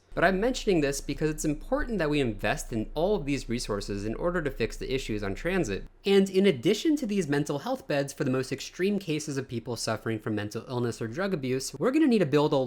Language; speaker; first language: English; native; English